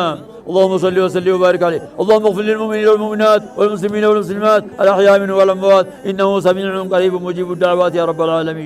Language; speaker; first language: Arabic; non-native, fluent; Oromo